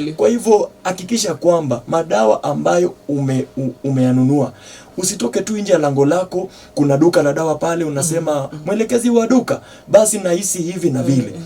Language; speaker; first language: Swahili; non-native, local second language; Gusii